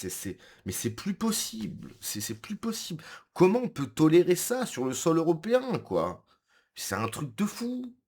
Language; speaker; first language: French; native; French